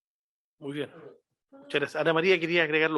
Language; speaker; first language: Spanish; native; Spanish